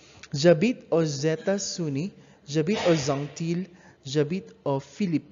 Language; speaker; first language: French; non-native, learner; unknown